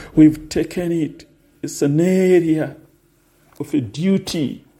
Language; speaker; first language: English; non-native, local second language; Swahili